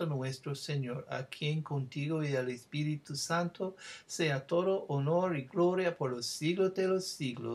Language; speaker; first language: Spanish; non-native, fluent; English